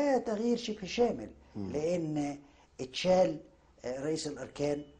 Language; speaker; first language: Arabic; native; Arabic